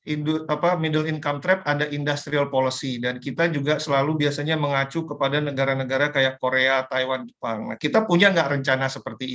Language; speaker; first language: Indonesian; native; Indonesian